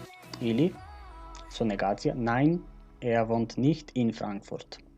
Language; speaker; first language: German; non-native, fluent; Macedonian